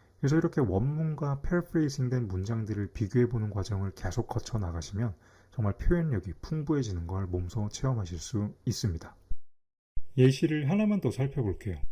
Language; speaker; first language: Korean; native; Korean